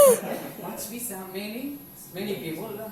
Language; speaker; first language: English; non-native, learner; Indonesian